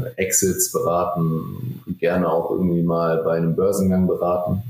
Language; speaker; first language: German; native; German